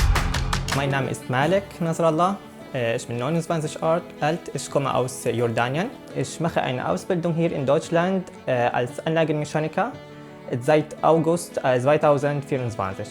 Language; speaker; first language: German; non-native, learner; Arabic